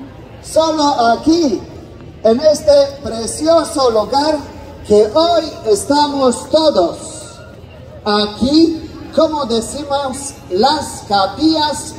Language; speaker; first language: Spanish; non-native, fluent; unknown